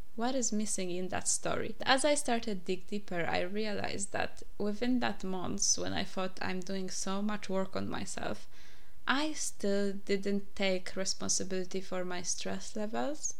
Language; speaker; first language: English; non-native, fluent; Polish